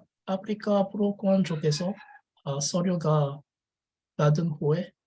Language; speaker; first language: Korean; non-native, learner; French